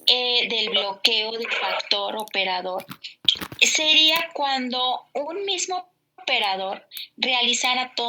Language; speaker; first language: Spanish; native; Spanish